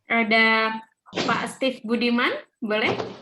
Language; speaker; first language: Indonesian; native; Indonesian